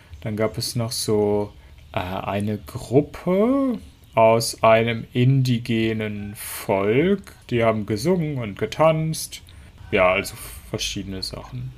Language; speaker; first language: German; native; German